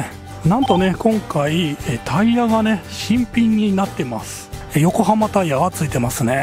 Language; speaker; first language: Japanese; native; Japanese